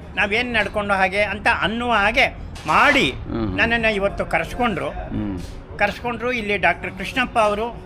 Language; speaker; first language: Kannada; native; Kannada